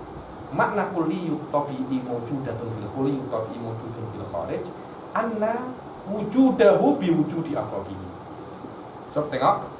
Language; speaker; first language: Arabic; non-native, fluent; Indonesian